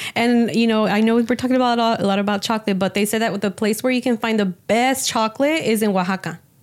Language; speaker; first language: English; early bilingual, other home language; Spanish